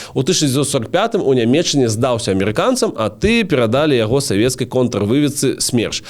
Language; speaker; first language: Belarusian; non-native, local second language; Russian